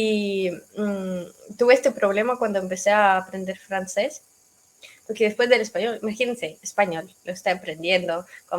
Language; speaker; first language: Spanish; non-native, fluent; Russian